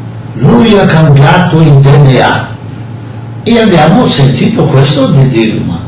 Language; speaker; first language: Italian; non-native, fluent; Portuguese